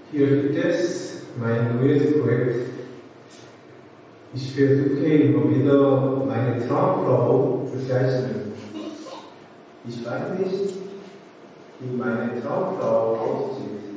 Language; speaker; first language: German; non-native, learner; Korean